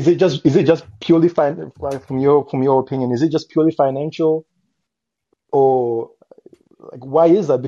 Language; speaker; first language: English; native; English